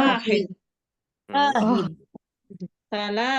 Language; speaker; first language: Arabic; non-native, learner; Indonesian